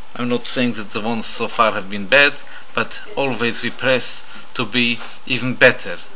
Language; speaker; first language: English; native; English